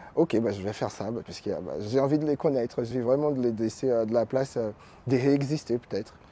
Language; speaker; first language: French; non-native, fluent; Portuguese